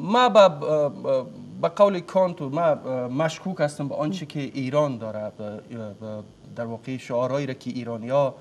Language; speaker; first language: Persian; native; Persian